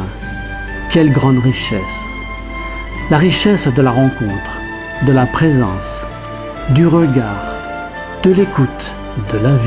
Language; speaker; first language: French; native; French